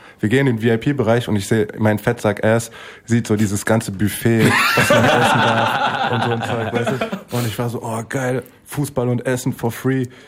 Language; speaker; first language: German; native; German